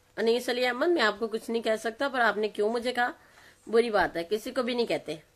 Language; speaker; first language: Urdu; native; Urdu